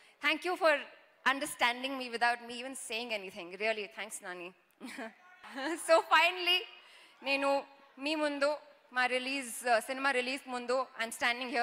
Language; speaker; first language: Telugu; non-native, learner; Kannada